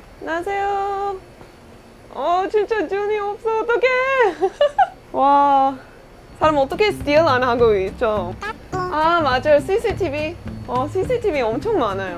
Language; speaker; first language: Korean; non-native, learner; English